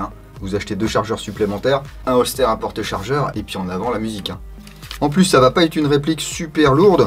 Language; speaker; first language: French; native; French